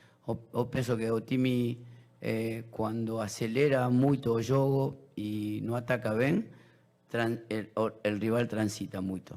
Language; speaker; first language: Portuguese; non-native, learner; Spanish